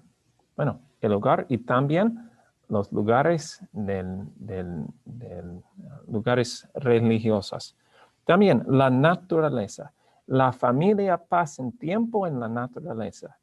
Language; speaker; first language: Spanish; non-native, learner; English